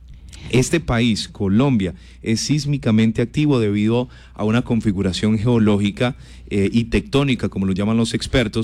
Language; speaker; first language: Spanish; native; Spanish